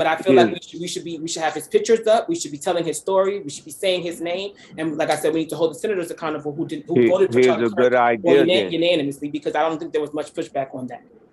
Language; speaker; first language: English; native; English